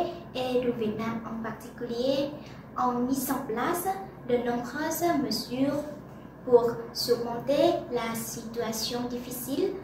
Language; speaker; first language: French; non-native, learner; Vietnamese